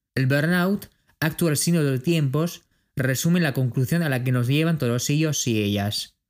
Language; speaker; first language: Spanish; non-native, fluent; French